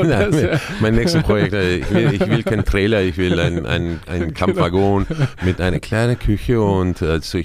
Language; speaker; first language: German; non-native, fluent; Spanish